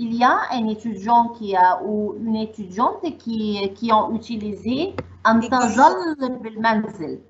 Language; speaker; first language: French; non-native, fluent; Arabic